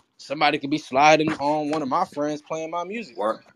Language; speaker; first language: English; early bilingual, other home language; Haitian Creole